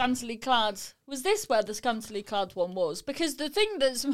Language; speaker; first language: English; native; English